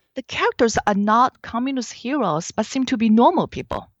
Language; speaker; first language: English; non-native, fluent; Chinese